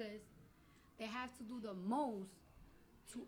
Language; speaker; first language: English; early bilingual, other home language; Spanish